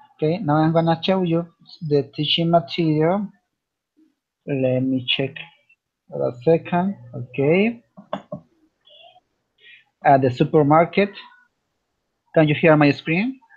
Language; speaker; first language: English; non-native, learner; Spanish